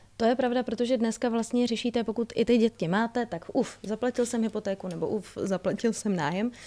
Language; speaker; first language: Czech; native; Czech